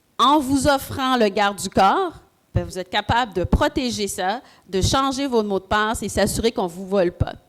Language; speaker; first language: French; early bilingual, other home language; Haitian Creole